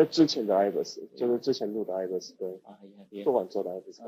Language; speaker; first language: Chinese; native; Chinese